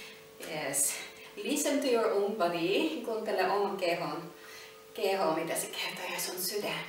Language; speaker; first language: Finnish; non-native, learner; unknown